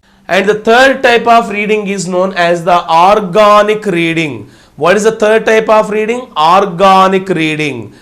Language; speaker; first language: English; non-native, local second language; Telugu